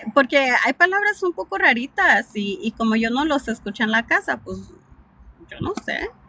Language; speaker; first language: Spanish; early bilingual, heritage; Spanish